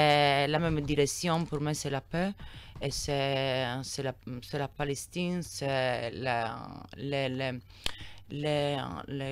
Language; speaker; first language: French; non-native, learner; Italian